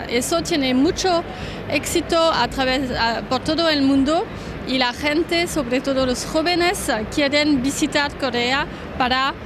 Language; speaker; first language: Spanish; non-native, fluent; Korean